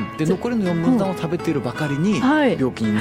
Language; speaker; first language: Japanese; native; Japanese